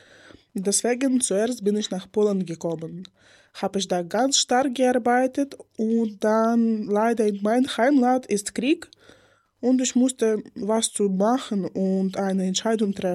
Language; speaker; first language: German; non-native, learner; Ukrainian